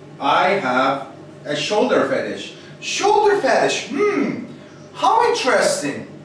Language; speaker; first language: English; non-native, fluent; Turkish